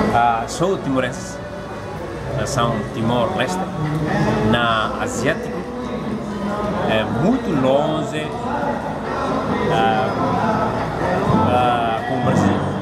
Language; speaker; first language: Portuguese; non-native, learner; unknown